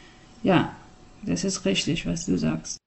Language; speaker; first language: German; non-native, learner; Persian